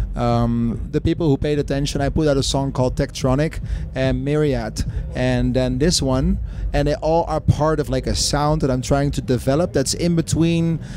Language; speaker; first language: English; non-native, fluent; Dutch